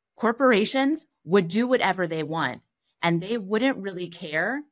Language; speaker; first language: English; native; English